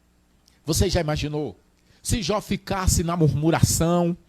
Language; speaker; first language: Portuguese; native; Portuguese